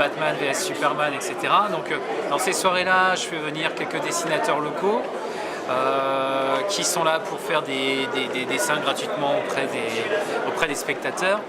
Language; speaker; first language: French; native; French